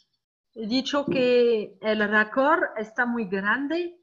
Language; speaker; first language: Spanish; non-native, learner; French